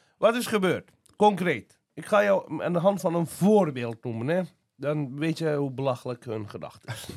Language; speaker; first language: Dutch; non-native, fluent; Azerbaijani